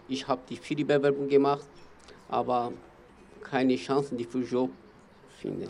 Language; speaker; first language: German; non-native, learner; Kurdish